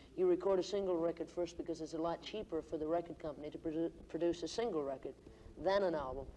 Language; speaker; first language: English; native; English